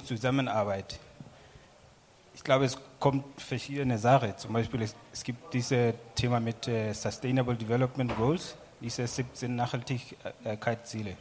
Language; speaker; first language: German; non-native, learner; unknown